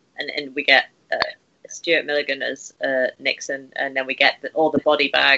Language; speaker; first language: English; native; English